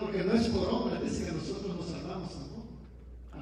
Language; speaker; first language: Spanish; native; Spanish